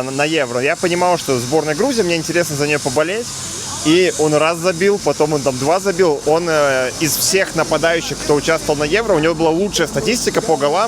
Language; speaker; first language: Russian; native; Russian